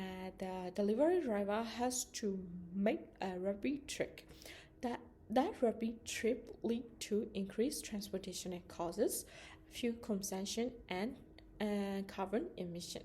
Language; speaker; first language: English; non-native, learner; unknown